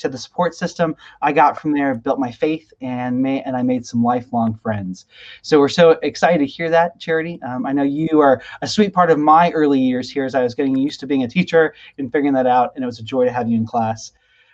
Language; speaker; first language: English; native; English